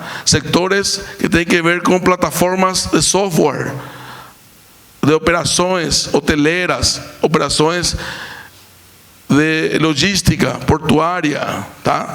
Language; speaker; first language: Portuguese; non-native, fluent; Spanish